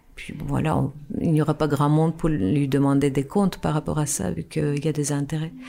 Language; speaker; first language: French; non-native, fluent; Turkish